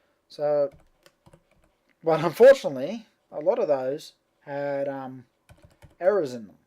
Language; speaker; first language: English; native; English